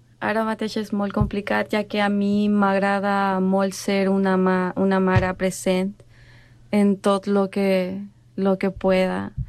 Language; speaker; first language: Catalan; non-native, learner; Spanish